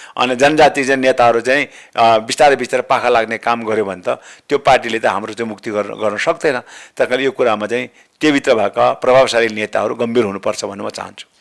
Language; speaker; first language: Nepali; non-native, local second language; Sherpa